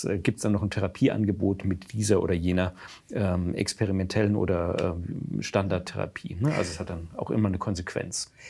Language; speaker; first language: German; native; German